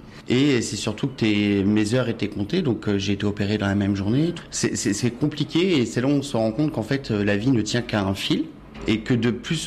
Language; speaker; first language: French; early bilingual, other home language; Latvian